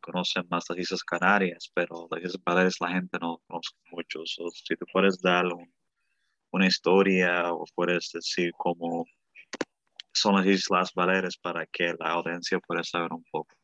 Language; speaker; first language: Spanish; early bilingual, heritage; Spanish